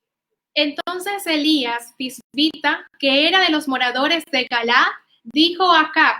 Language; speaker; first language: Spanish; native; Spanish